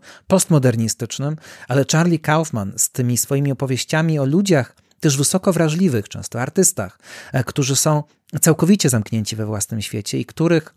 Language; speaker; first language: Polish; native; Polish